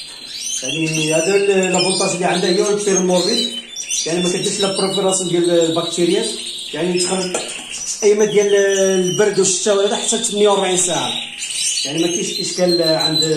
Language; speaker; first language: Arabic; native; Arabic